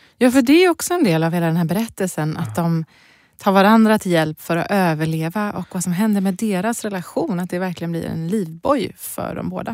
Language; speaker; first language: Swedish; early bilingual, other home language; Persian